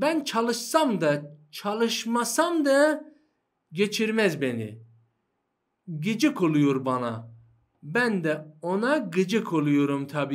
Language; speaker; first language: Turkish; non-native, fluent; Persian